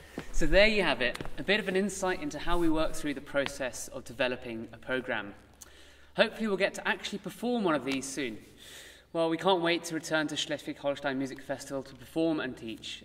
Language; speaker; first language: English; native; English